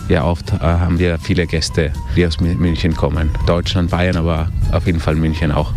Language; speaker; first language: German; early bilingual, heritage; Italian